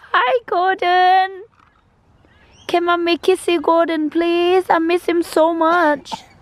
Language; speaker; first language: English; non-native, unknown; Vietnamese